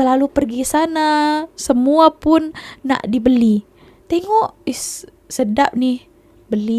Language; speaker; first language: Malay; non-native, local second language; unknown